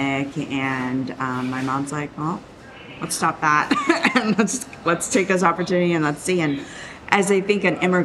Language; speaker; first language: English; native; English